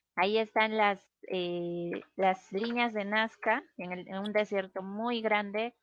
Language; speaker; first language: Spanish; native; Spanish